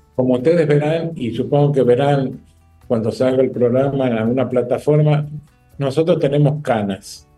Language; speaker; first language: Spanish; native; Spanish